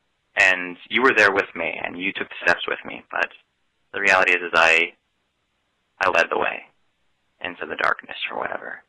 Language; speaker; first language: English; native; English